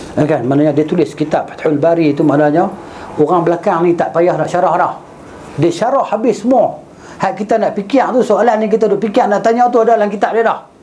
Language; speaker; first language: Malay; native; Malay